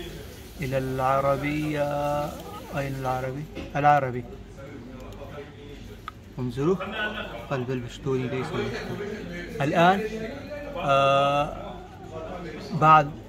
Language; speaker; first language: Arabic; non-native, fluent; Pashto